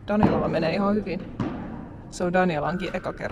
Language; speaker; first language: Finnish; native; Finnish